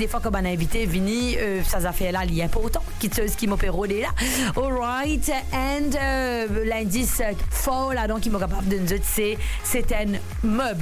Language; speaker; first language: French; non-native, local second language; Morisyen